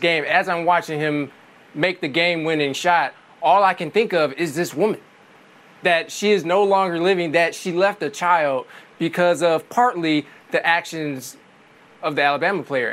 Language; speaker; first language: English; native; English